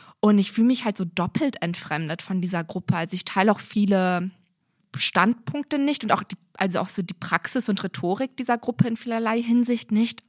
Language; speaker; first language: German; early bilingual, other home language; Turkish